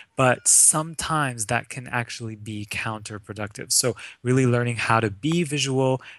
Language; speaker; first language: English; early bilingual, other home language; Arabic